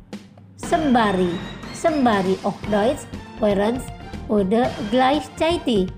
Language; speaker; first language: German; non-native, learner; Indonesian